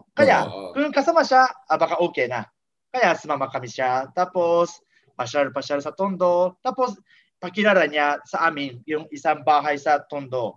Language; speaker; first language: Filipino; non-native, learner; Japanese